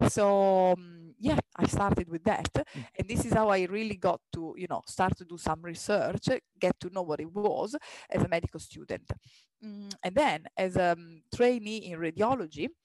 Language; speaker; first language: English; non-native, fluent; Italian